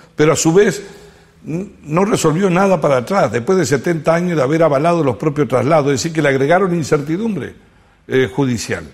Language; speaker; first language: Spanish; native; Spanish